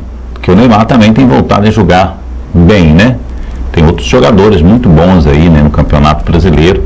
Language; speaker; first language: Portuguese; native; Portuguese